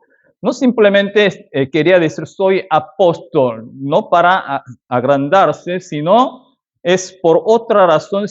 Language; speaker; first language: Spanish; non-native, fluent; Korean